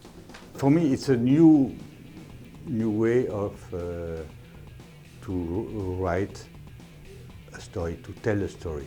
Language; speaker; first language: English; non-native, learner; French